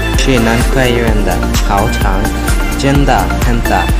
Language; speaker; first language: Chinese; non-native, learner; Bangla